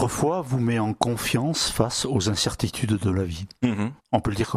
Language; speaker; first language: French; native; French